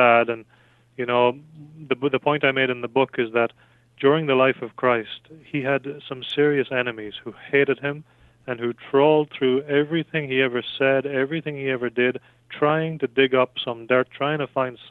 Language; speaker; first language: English; native; English